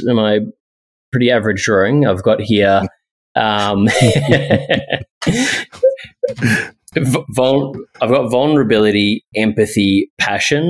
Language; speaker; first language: English; native; English